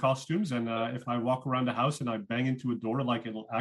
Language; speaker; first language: English; non-native, fluent; Dutch